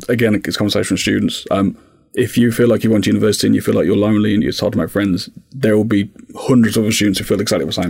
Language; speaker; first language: English; native; English